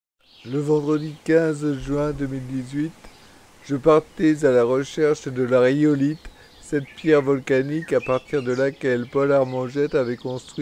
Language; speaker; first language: French; native; French